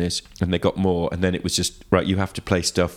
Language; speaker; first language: English; native; English